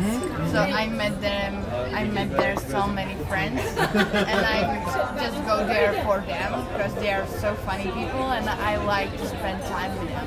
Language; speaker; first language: English; non-native, fluent; Czech